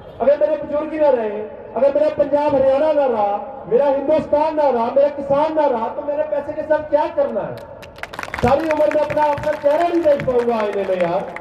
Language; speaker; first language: Hindi; non-native, local second language; Punjabi